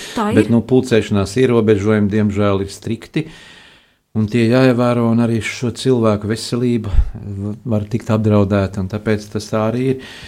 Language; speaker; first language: Latvian; native; Latvian